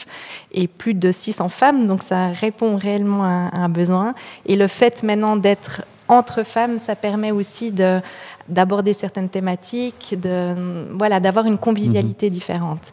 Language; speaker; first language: French; native; French